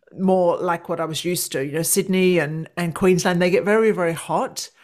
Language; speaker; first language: English; native; English